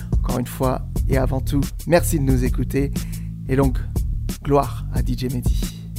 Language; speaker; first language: French; native; French